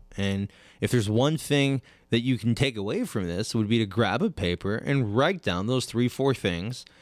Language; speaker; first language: English; native; English